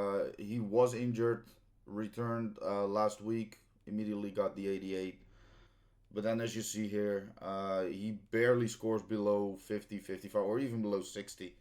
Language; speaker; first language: English; non-native, fluent; Dutch